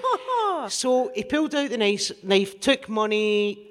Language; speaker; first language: English; native; English